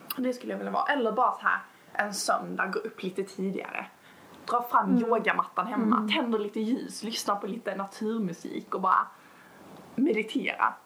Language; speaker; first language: Swedish; native; Swedish